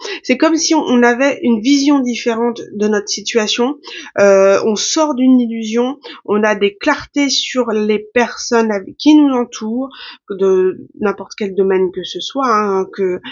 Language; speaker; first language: French; native; French